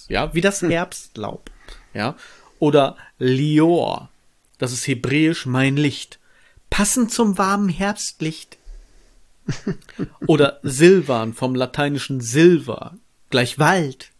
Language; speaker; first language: German; native; German